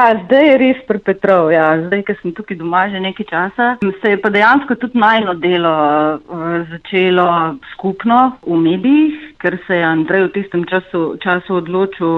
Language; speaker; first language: Slovenian; native; Slovenian